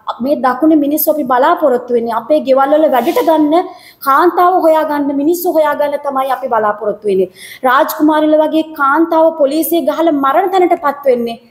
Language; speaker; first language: Sinhala; native; Sinhala